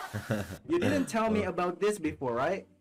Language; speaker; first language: English; non-native, fluent; Indonesian